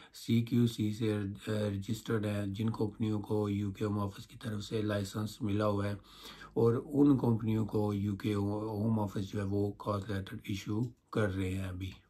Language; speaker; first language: Urdu; non-native, local second language; Punjabi